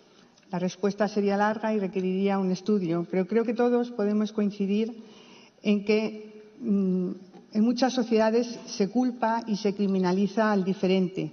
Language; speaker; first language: Spanish; native; Spanish